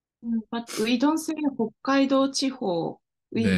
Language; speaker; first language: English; non-native, fluent; Japanese